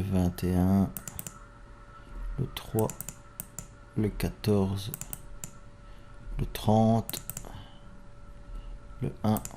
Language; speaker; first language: French; native; French